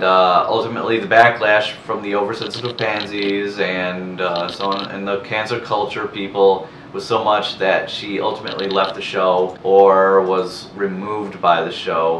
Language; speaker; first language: English; native; English